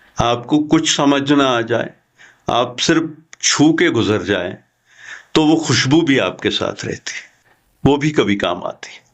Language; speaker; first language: Hindi; non-native, local second language; Kashmiri